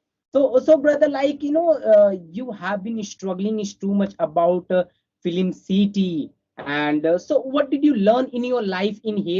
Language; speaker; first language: English; non-native, fluent; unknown